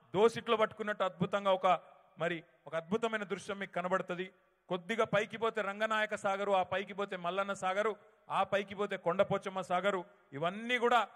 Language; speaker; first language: Telugu; native; Telugu